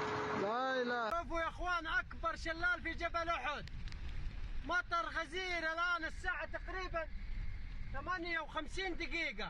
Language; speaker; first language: Arabic; native; Arabic